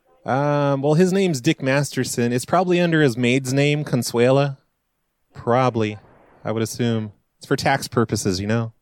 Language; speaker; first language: English; native; English